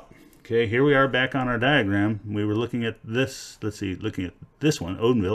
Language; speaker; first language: English; native; English